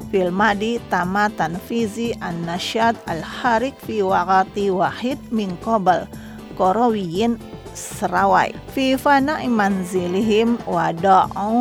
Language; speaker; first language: Arabic; non-native, learner; Indonesian